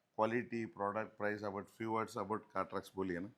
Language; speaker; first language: Hindi; non-native, local second language; Telugu